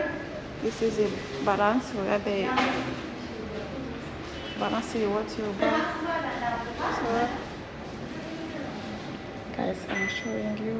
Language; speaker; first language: English; non-native, fluent; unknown